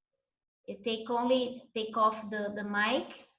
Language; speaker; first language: English; non-native, fluent; Portuguese